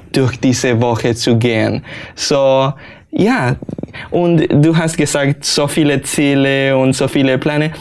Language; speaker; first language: German; non-native, learner; Spanish